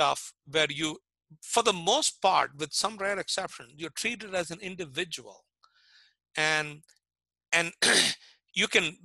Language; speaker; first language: English; non-native, local second language; Tamil